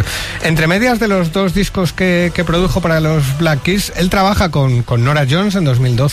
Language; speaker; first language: Spanish; native; Spanish